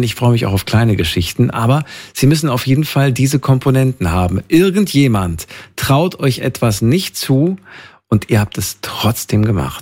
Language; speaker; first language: German; native; German